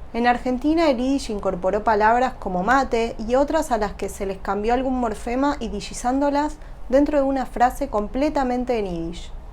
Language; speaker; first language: Spanish; native; Spanish